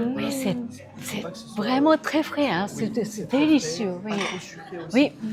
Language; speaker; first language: French; non-native, learner; Japanese